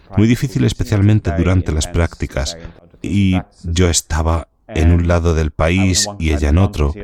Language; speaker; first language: Spanish; non-native, fluent; Dutch